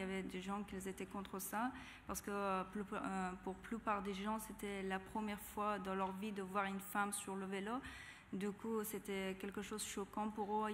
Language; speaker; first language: French; non-native, fluent; Persian